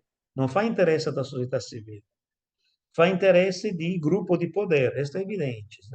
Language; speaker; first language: Portuguese; non-native, fluent; Italian